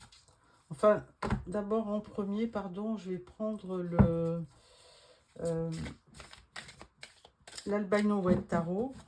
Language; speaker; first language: French; native; French